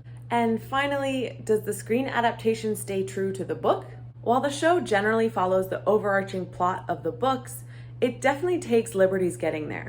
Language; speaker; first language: English; native; English